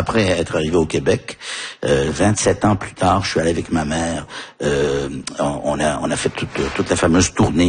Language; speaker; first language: French; native; French